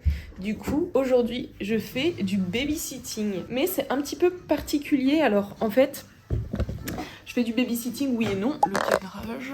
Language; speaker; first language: French; native; French